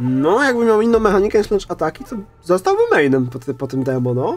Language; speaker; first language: Polish; native; Polish